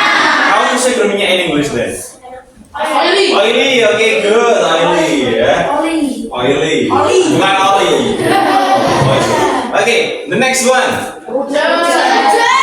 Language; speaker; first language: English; non-native, fluent; Indonesian